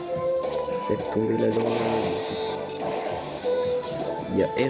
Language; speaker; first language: French; native; French